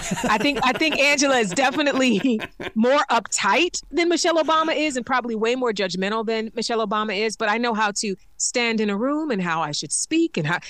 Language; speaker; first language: English; native; English